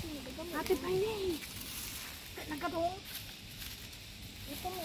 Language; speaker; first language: Filipino; non-native, local second language; Iloko